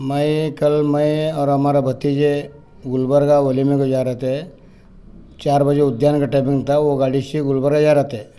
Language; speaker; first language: Hindi; non-native, local second language; Urdu